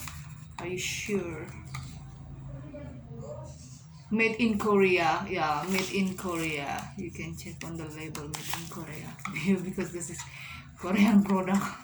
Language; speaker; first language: English; non-native, learner; Indonesian